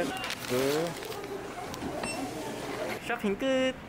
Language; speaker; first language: Korean; early bilingual, heritage; English